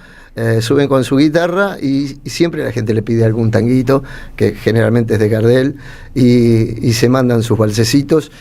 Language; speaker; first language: Spanish; native; Spanish